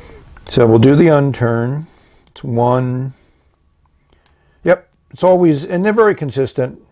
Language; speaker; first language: English; native; English